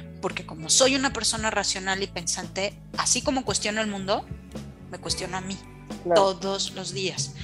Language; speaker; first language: Spanish; native; Spanish